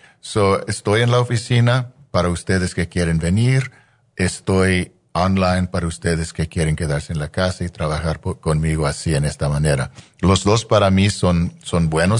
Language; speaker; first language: Spanish; non-native, fluent; English